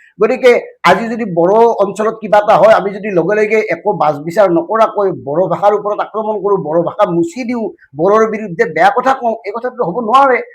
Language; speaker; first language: Assamese; native; Assamese